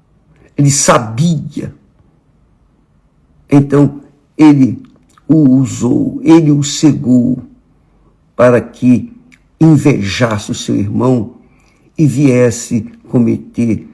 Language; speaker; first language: Portuguese; native; Portuguese